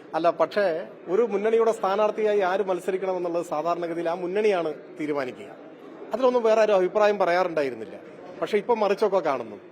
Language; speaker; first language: Malayalam; native; Malayalam